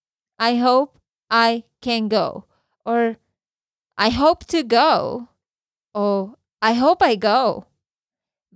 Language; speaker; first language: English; non-native, fluent; Spanish